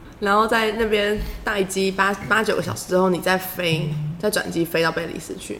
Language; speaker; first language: Chinese; native; Chinese